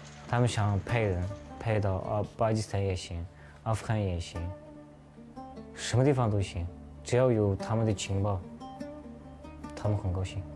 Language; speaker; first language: Chinese; non-native, local second language; Uyghur